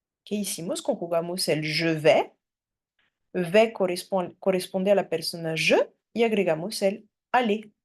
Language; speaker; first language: Spanish; non-native, fluent; French